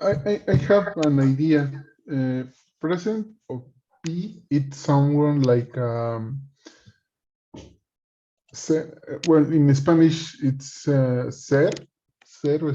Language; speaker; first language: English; non-native, learner; Spanish